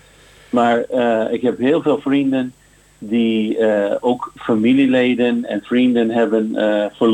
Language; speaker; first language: Dutch; non-native, fluent; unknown